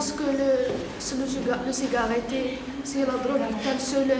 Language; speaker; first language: French; non-native, learner; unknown